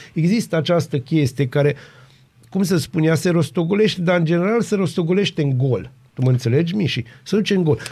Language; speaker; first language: Romanian; native; Romanian